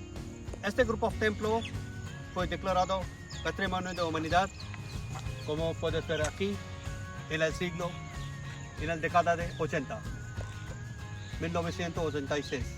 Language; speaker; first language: Spanish; non-native, learner; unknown